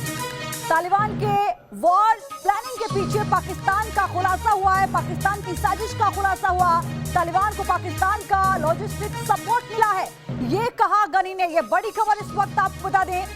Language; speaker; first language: Hindi; native; Hindi